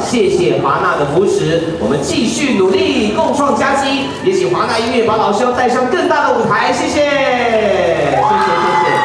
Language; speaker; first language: Chinese; native; Chinese